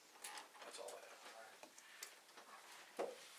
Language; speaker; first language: English; native; English